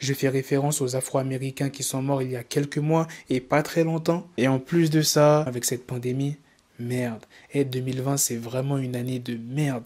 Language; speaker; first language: French; native; French